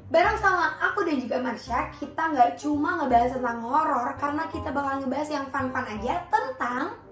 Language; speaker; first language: Indonesian; native; Indonesian